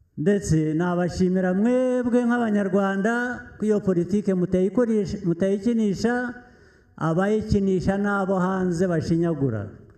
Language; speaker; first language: Kinyarwanda; early bilingual, heritage; Kinyarwanda